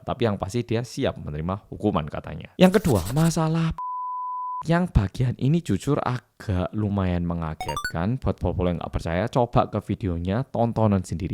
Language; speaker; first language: Indonesian; early bilingual, other home language; Korean